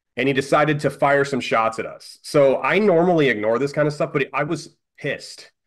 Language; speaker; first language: English; native; English